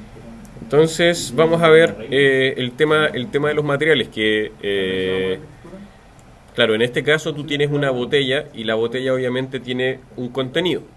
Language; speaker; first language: Spanish; native; Spanish